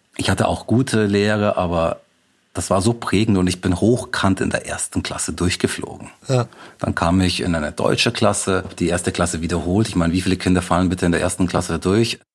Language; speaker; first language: German; native; German